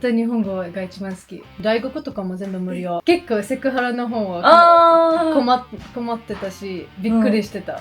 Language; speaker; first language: Japanese; non-native, fluent; Swedish